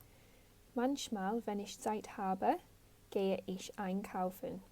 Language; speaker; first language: German; non-native, fluent; English